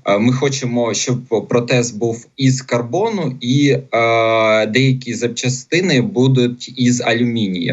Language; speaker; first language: Ukrainian; non-native, local second language; Russian